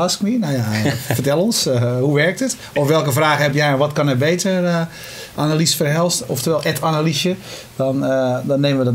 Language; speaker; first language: Dutch; native; Dutch